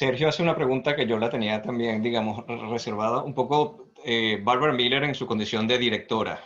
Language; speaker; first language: Spanish; native; Spanish